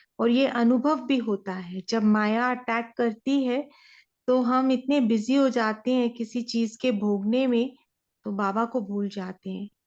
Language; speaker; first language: Hindi; native; Hindi